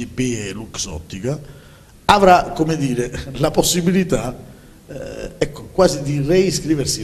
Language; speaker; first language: Italian; native; Italian